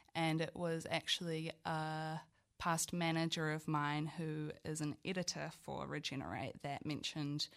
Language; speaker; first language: English; native; English